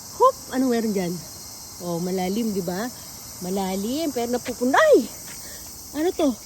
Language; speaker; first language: Filipino; native; Filipino